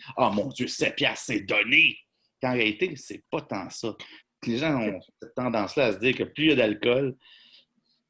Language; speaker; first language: French; native; French